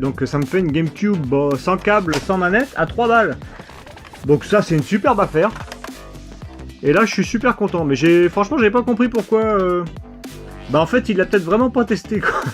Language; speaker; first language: French; native; French